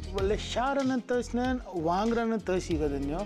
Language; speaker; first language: Korean; non-native, fluent; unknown